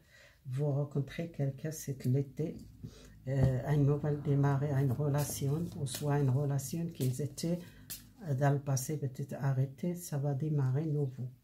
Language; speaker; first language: French; non-native, learner; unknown